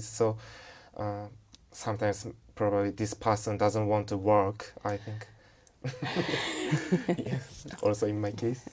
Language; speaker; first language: English; non-native, learner; Japanese